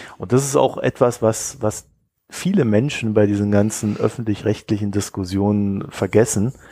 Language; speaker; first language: German; native; German